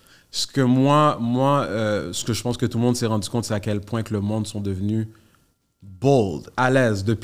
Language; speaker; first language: French; native; French